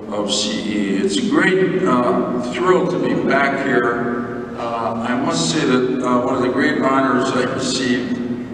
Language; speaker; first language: English; native; English